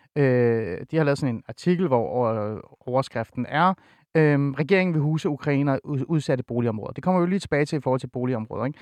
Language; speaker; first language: Danish; early bilingual, other home language; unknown